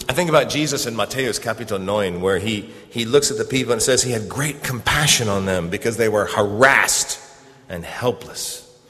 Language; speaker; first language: English; native; English